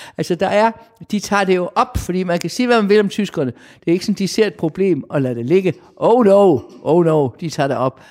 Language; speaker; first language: Danish; native; Danish